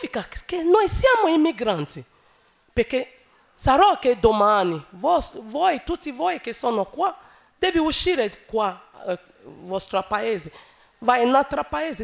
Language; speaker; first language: Italian; non-native, learner; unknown